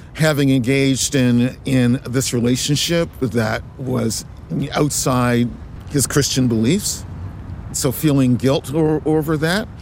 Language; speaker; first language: English; native; English